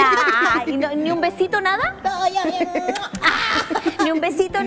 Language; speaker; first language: Spanish; native; Spanish